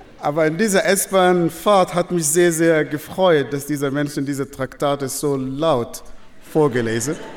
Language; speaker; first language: German; non-native, fluent; Arabic